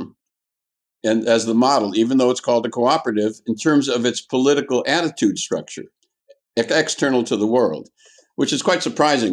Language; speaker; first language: English; native; English